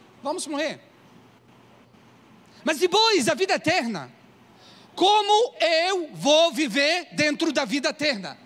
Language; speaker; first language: Portuguese; non-native, learner; Arabic